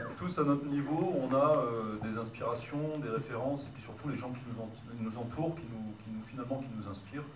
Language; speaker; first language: French; native; French